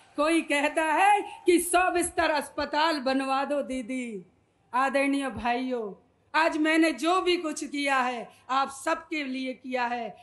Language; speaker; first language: Hindi; native; Hindi